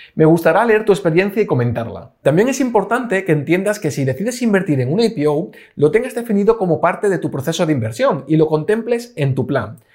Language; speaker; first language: Spanish; native; Spanish